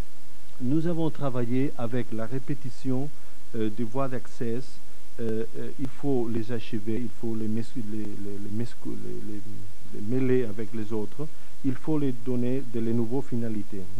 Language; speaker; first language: French; non-native, fluent; Catalan